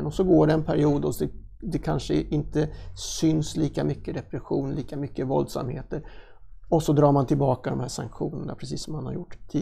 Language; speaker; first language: Swedish; native; Swedish